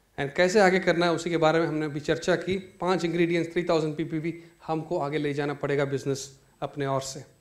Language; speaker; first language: Hindi; non-native, local second language; Malayalam